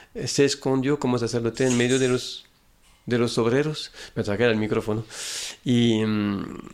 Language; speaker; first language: Spanish; non-native, fluent; French